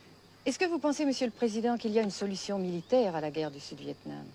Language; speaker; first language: French; native; French